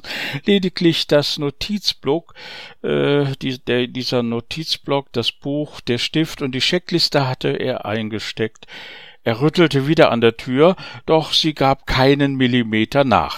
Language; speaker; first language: German; native; German